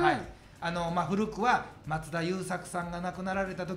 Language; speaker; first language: Japanese; native; Japanese